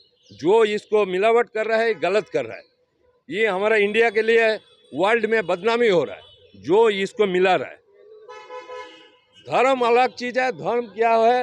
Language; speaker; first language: Hindi; non-native, local second language; Bangla